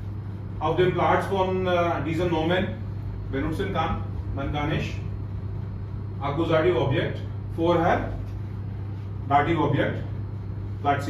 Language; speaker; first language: German; non-native, fluent; Hindi